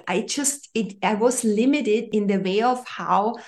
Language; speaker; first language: English; non-native, fluent; German